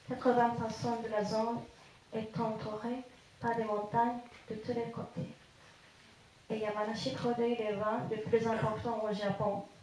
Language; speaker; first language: French; non-native, fluent; Japanese